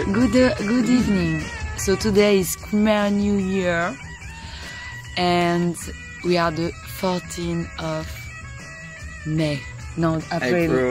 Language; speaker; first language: English; non-native, learner; French